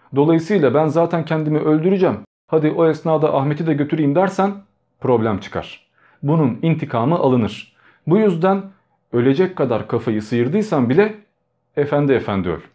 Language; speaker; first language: Turkish; early bilingual, other home language; Albanian